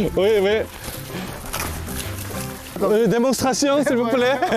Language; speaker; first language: French; non-native, learner; Korean